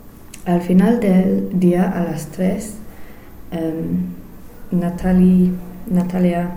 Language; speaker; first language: Spanish; non-native, learner; English